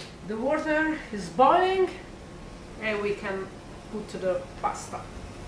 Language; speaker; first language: English; non-native, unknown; Italian